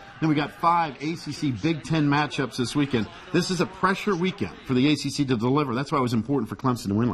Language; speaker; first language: English; native; English